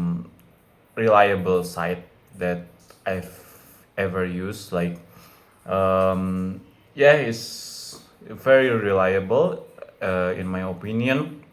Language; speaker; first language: English; non-native, fluent; Indonesian